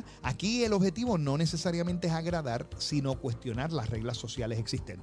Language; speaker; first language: Spanish; native; Spanish